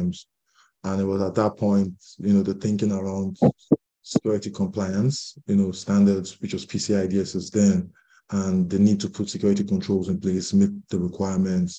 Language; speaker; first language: English; non-native, local second language; Yoruba